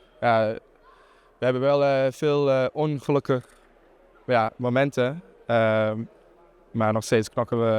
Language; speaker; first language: Dutch; non-native, fluent; English